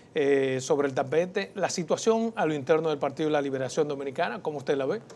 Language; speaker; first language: Spanish; native; Spanish